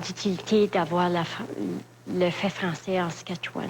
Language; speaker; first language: French; native; French